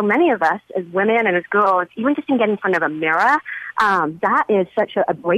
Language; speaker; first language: English; native; English